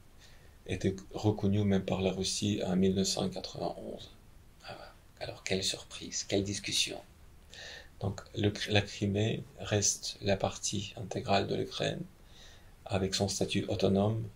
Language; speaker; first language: French; non-native, fluent; Ukrainian